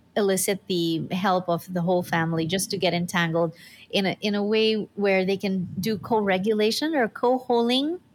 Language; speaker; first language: English; non-native, local second language; Filipino